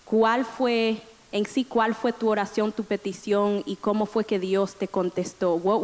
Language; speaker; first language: Spanish; early bilingual, heritage; Spanish